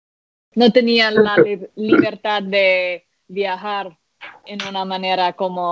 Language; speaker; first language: Spanish; non-native, fluent; English